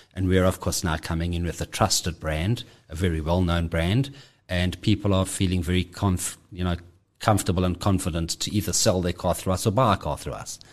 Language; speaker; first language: English; native; English